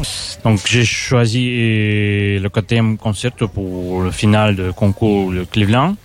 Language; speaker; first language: French; non-native, fluent; Russian